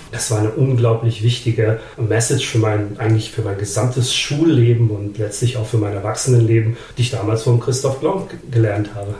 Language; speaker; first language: German; early bilingual, other home language; Bosnian